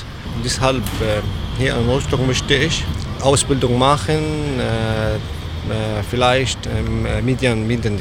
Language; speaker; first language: German; non-native, learner; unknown